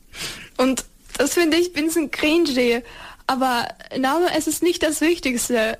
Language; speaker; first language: German; non-native, fluent; Ukrainian